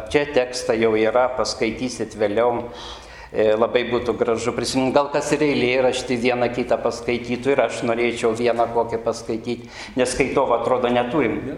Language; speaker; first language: Lithuanian; native; Lithuanian